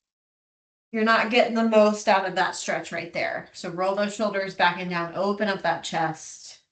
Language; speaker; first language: English; native; English